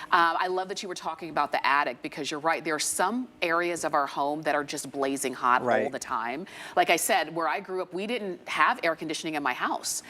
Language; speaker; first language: English; native; English